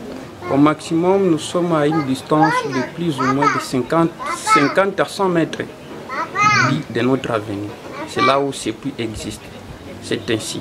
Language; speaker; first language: French; non-native, local second language; Swahili